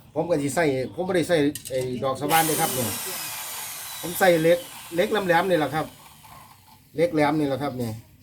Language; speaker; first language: Thai; native; Thai